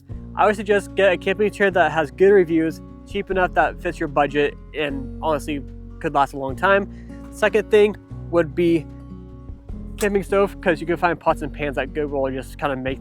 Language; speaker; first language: English; native; English